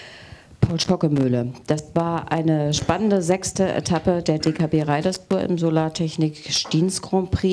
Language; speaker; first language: German; native; German